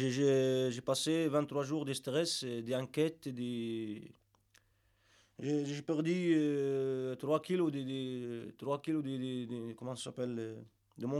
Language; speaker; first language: French; non-native, learner; Arabic